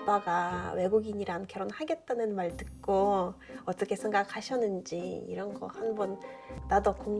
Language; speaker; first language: Korean; non-native, fluent; Ukrainian